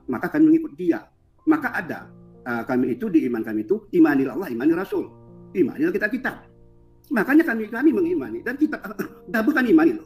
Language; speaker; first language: Indonesian; native; Indonesian